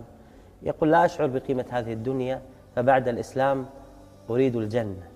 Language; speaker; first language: Arabic; native; Arabic